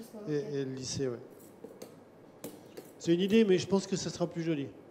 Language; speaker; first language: French; native; French